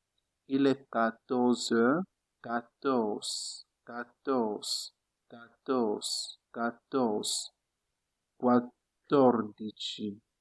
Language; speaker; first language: French; non-native, fluent; Italian